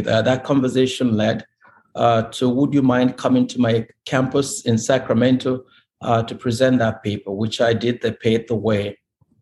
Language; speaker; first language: English; non-native, local second language; Igbo